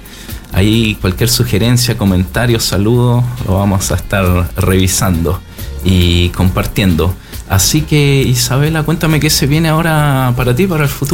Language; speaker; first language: Spanish; native; Spanish